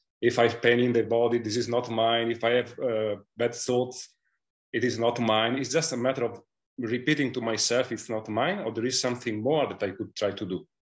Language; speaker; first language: English; non-native, fluent; Italian